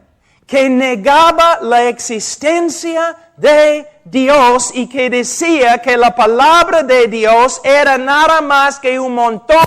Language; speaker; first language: Spanish; non-native, fluent; English